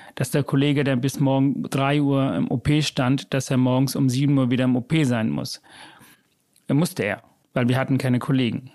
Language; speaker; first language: German; early bilingual, other home language; Sinhala